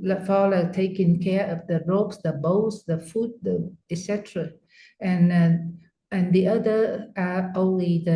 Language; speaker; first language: English; non-native, fluent; Vietnamese